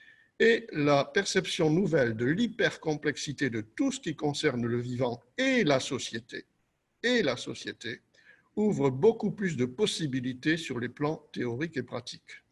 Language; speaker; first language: French; native; French